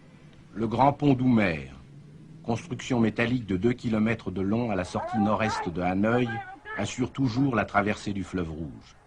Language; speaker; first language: French; native; French